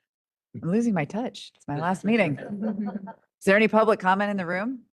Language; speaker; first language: English; native; English